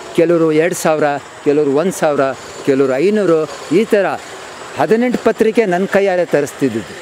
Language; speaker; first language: Kannada; non-native, local second language; Urdu